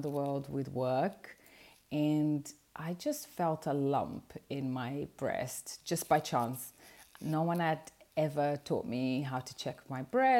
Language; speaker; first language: English; non-native, fluent; Portuguese